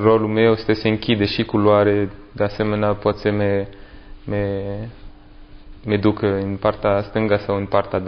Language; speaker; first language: Romanian; non-native, learner; French